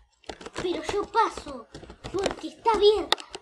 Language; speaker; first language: Spanish; native; Spanish